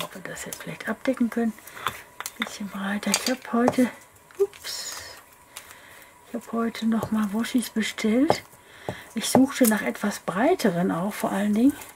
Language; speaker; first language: German; native; German